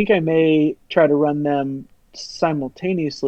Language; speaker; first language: English; native; English